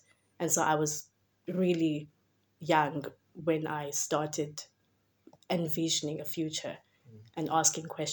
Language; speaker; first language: English; non-native, local second language; Xhosa